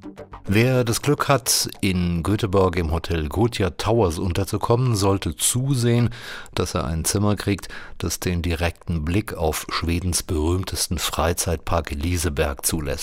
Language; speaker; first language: German; native; German